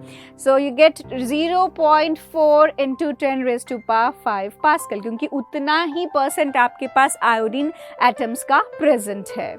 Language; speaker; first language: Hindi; native; Hindi